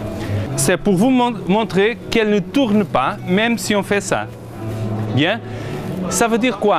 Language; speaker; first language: French; non-native, learner; Portuguese